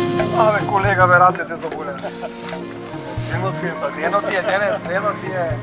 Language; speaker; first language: Macedonian; native; Macedonian